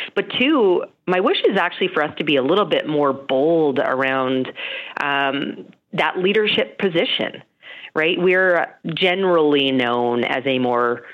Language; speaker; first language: English; native; English